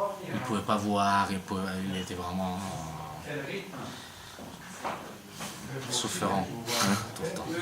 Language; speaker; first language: French; non-native, learner; Italian